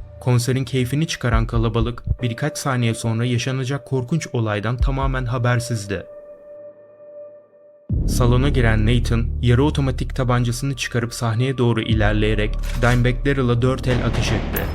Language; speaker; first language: Turkish; native; Turkish